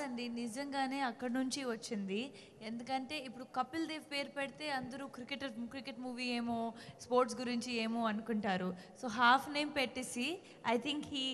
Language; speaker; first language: Telugu; non-native, fluent; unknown